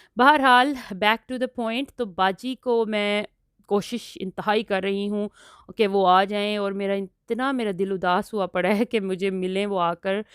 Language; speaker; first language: Urdu; non-native, local second language; Punjabi